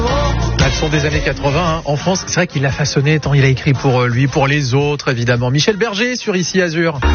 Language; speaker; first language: French; native; French